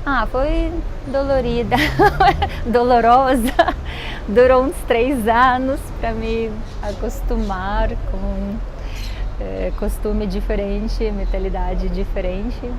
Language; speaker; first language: Portuguese; non-native, fluent; Russian